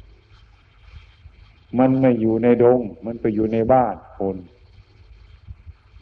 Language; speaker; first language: Thai; native; Thai